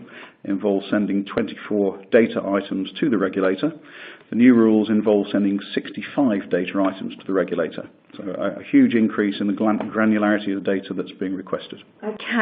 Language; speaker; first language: English; native; English